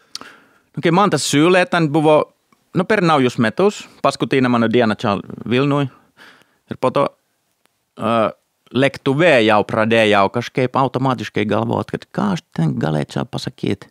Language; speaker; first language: Lithuanian; non-native, fluent; Finnish